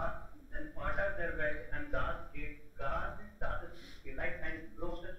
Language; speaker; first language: German; non-native, learner; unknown